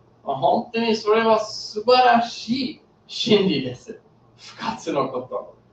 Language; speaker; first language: Japanese; non-native, fluent; English